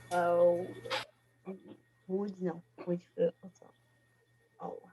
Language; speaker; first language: English; non-native, learner; Portuguese